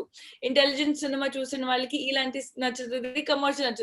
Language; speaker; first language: Telugu; non-native, learner; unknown